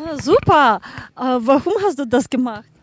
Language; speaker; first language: German; non-native, learner; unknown